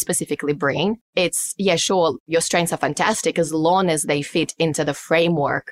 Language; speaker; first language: English; non-native, fluent; Russian